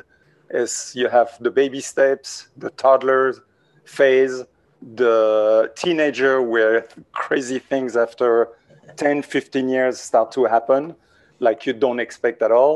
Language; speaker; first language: English; non-native, fluent; French